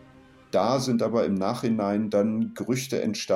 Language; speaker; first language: German; native; German